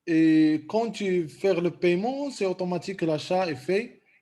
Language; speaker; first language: French; non-native, local second language; Arabic